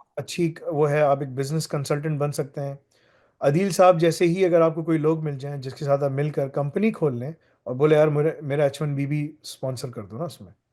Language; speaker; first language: Urdu; native; Urdu